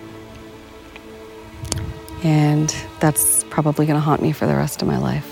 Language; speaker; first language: English; native; English